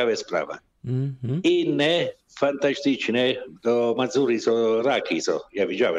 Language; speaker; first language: Polish; non-native, learner; Italian